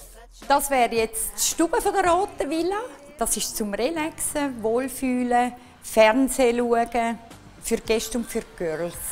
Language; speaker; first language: German; native; German